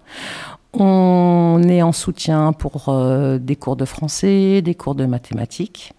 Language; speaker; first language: French; native; French